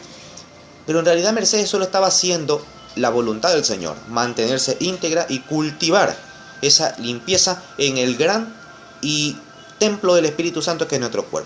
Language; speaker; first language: Spanish; native; Spanish